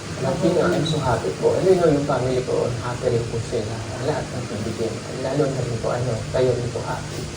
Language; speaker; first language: Filipino; native; Filipino